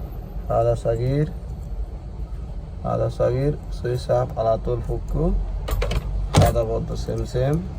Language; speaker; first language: Arabic; non-native, learner; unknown